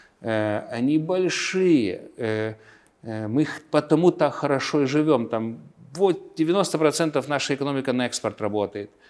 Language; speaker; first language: Russian; non-native, local second language; Lithuanian